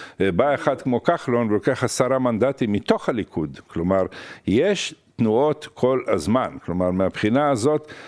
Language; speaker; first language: Hebrew; early bilingual, other home language; Arabic